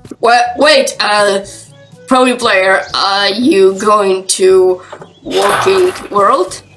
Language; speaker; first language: English; non-native, learner; Ukrainian